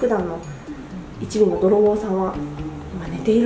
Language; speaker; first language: Japanese; native; Japanese